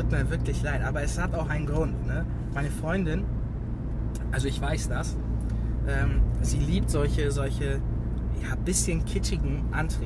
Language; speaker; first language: German; early bilingual, other home language; Bosnian